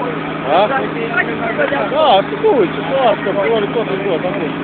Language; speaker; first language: Romanian; native; Romanian